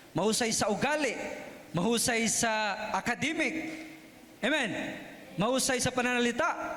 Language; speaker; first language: Filipino; non-native, local second language; Cebuano